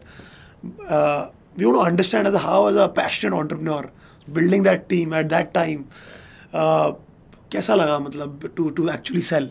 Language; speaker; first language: English; non-native, local second language; Hindi